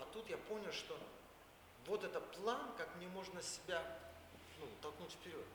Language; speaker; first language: Russian; native; Russian